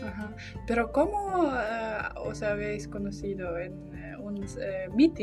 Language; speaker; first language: Spanish; non-native, fluent; Russian